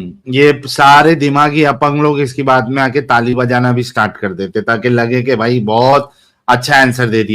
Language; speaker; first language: Hindi; native; Hindi